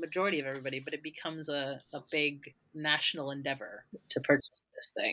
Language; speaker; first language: English; native; English